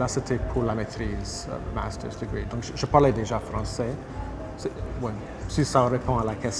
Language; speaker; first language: French; non-native, local second language; English